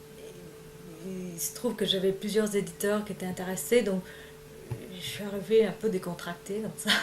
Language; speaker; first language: French; non-native, fluent; Vietnamese